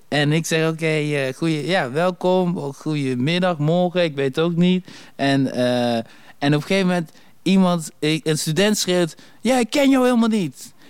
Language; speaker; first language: Dutch; native; Dutch